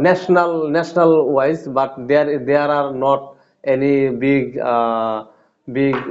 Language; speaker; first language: English; non-native, learner; Bangla